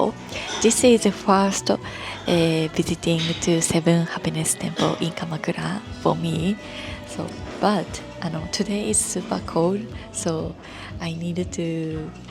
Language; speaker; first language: English; non-native, learner; Japanese